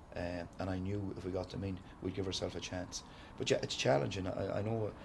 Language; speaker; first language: English; native; English